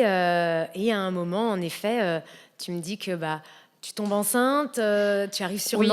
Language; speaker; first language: French; native; French